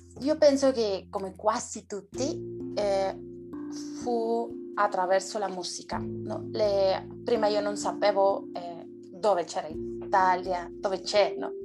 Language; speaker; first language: Italian; non-native, learner; Spanish